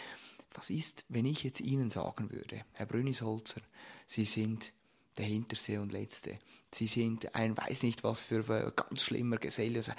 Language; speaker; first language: German; native; German